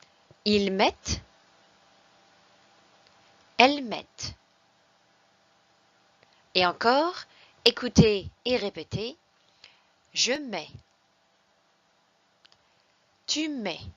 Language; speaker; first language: French; non-native, fluent; English